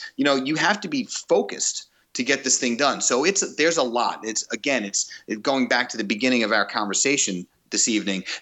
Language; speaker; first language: English; native; English